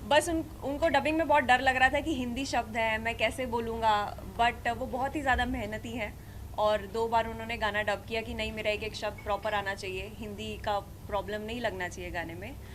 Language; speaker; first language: Hindi; non-native, local second language; Punjabi